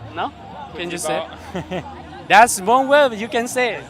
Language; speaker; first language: English; non-native, learner; Hmong